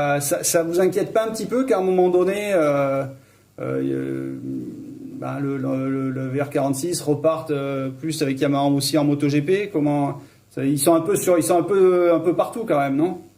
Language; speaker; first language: French; native; French